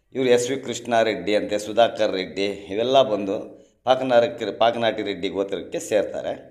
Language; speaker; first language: Kannada; non-native, local second language; Telugu